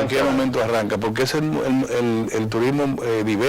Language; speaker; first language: Spanish; native; Spanish